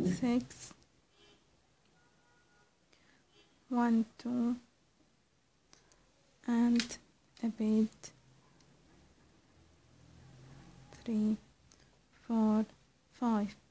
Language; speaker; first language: English; non-native, learner; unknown